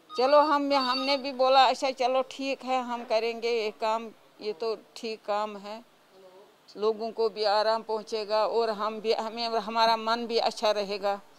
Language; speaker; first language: Hindi; non-native, local second language; Kashmiri